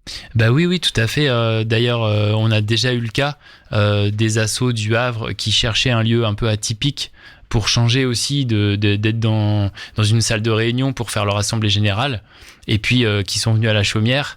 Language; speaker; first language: French; native; French